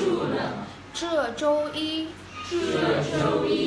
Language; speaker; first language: Chinese; non-native, fluent; Vietnamese